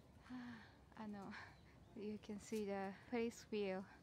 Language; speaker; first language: English; non-native, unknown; Japanese